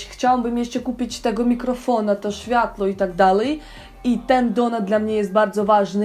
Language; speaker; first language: Polish; non-native, learner; Ukrainian